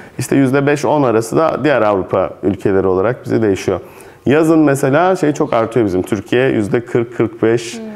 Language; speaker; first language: Turkish; native; Turkish